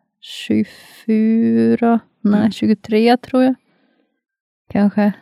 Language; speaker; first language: Swedish; non-native, local second language; Finnish